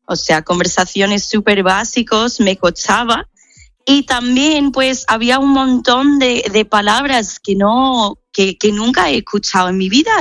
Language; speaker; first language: Spanish; non-native, fluent; English